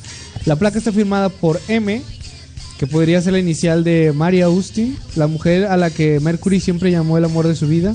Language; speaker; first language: Spanish; native; Spanish